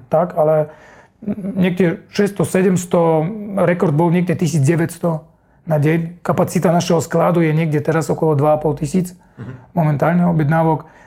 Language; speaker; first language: Slovak; non-native, fluent; Russian